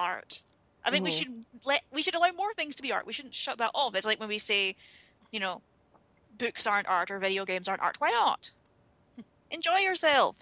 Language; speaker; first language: English; native; English